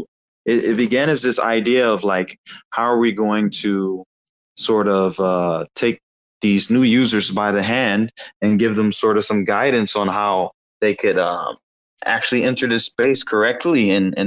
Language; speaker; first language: English; native; English